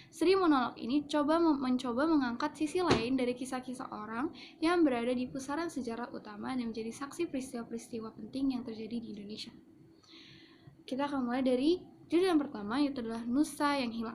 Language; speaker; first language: Indonesian; native; Indonesian